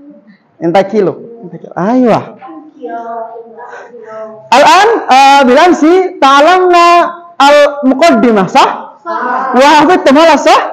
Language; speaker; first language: Arabic; non-native, fluent; Indonesian